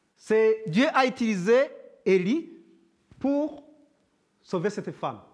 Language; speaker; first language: French; non-native, local second language; Kinyarwanda